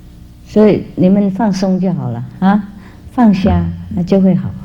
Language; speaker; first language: Chinese; non-native, fluent; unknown